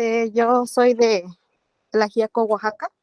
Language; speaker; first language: Spanish; native; Spanish